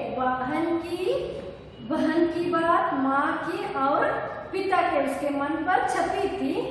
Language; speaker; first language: Hindi; non-native, local second language; Kannada